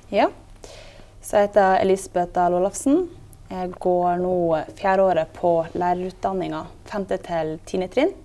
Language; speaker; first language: Norwegian; native; Norwegian